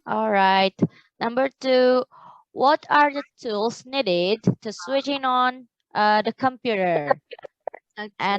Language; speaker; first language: English; non-native, learner; Indonesian